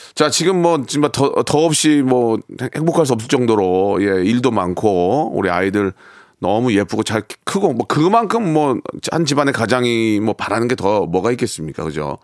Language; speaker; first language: Korean; native; Korean